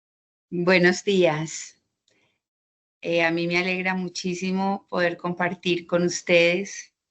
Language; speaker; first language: Spanish; native; Spanish